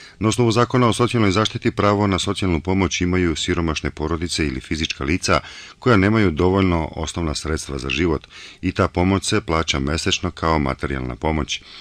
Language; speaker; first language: Bosnian; non-native, local second language; Bulgarian